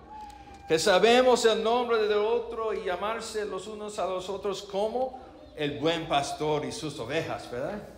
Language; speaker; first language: Spanish; non-native, learner; English